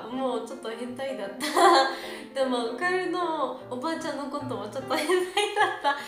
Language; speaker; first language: Japanese; non-native, learner; Georgian